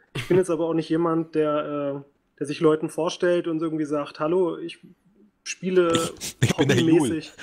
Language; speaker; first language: German; native; German